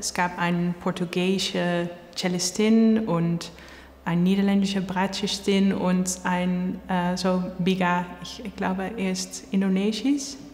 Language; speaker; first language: German; non-native, fluent; Arabic